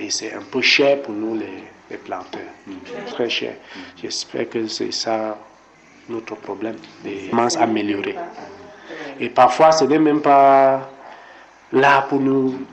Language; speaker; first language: French; non-native, local second language; English